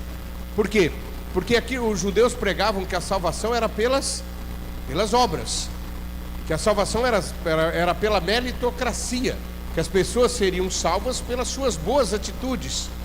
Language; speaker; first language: Portuguese; native; Portuguese